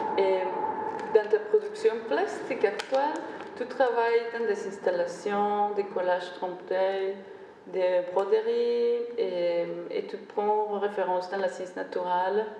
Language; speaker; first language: French; non-native, fluent; Spanish